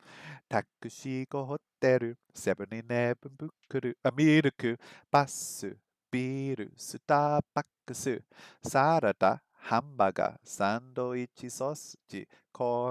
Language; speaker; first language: Japanese; non-native, learner; English